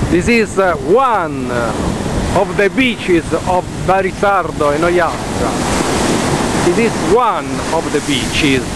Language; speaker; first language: English; non-native, learner; Italian